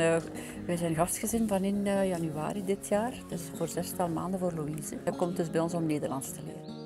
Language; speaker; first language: Dutch; native; Dutch